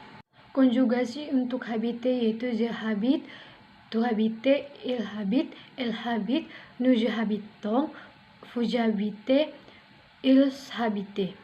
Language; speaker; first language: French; non-native, learner; Indonesian